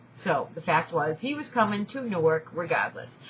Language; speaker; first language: English; native; English